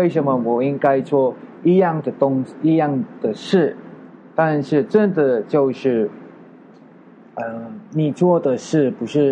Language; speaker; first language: Chinese; non-native, learner; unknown